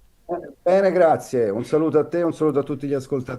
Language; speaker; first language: Italian; native; Italian